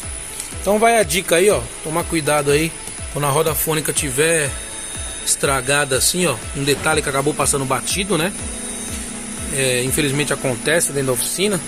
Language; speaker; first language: Portuguese; native; Portuguese